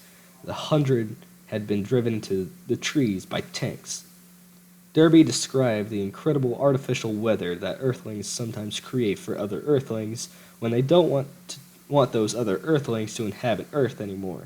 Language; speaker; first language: English; native; English